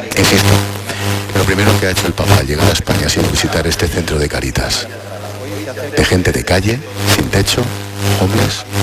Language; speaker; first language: Spanish; native; Spanish